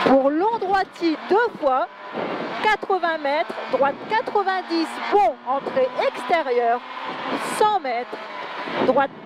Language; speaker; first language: French; native; French